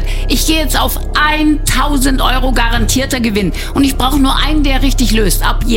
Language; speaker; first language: German; native; German